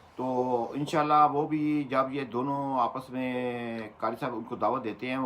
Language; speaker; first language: Urdu; non-native, local second language; Punjabi